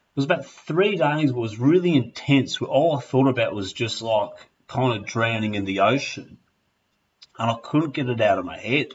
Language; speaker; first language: English; native; English